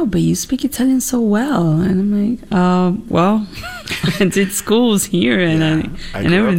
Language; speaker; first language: English; non-native, fluent; Italian